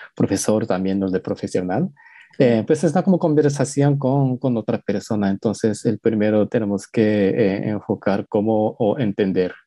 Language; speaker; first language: Spanish; non-native, learner; Japanese